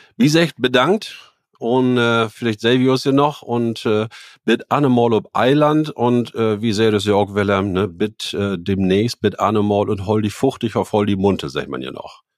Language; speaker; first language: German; native; German